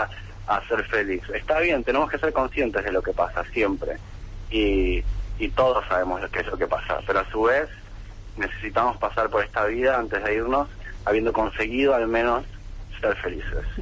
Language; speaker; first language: Spanish; native; Spanish